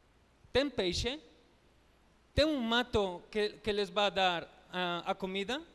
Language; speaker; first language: Portuguese; non-native, learner; Spanish